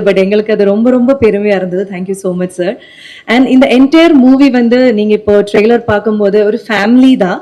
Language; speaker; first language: Tamil; non-native, local second language; Malayalam